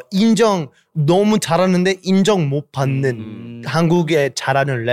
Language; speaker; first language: Korean; early bilingual, heritage; Korean